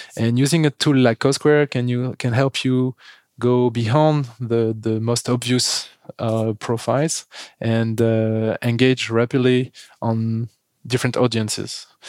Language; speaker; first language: English; non-native, fluent; French